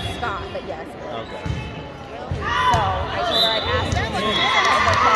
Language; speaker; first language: English; native; English